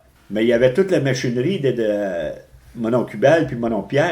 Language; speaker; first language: French; native; French